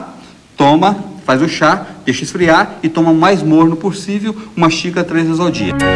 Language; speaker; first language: Portuguese; native; Portuguese